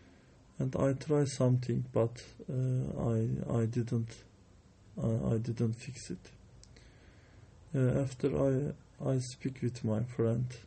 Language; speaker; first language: English; non-native, learner; Turkish